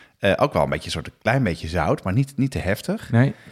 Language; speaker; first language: Dutch; native; Dutch